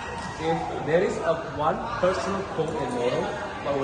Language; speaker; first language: English; non-native, learner; Indonesian